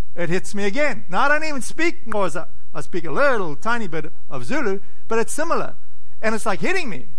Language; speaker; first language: English; native; English